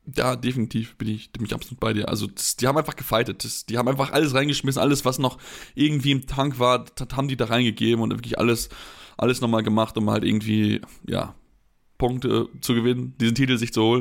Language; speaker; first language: German; native; German